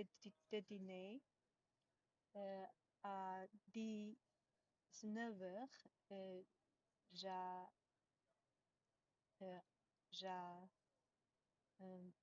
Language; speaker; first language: French; non-native, learner; Chinese